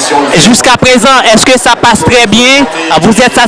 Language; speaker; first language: French; native; French